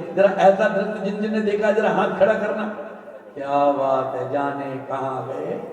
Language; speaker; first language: Hindi; non-native, local second language; Punjabi